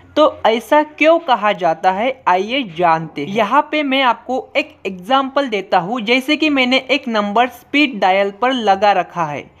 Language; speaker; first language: Hindi; non-native, local second language; Marathi